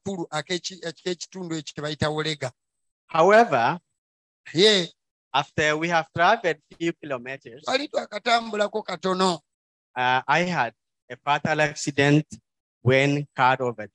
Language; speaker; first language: English; non-native, fluent; Oromo